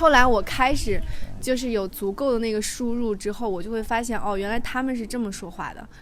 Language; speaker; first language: Chinese; native; Chinese